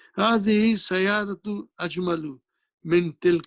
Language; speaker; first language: Arabic; non-native, fluent; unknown